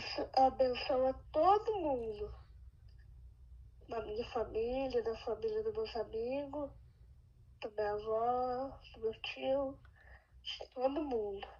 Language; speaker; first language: Portuguese; early bilingual, heritage; Portuguese